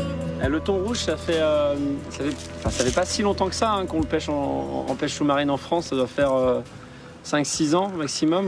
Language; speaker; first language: French; native; French